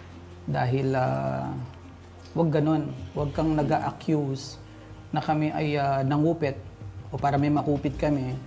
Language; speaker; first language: Filipino; native; Filipino